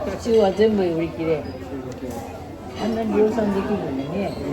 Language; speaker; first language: Japanese; native; Japanese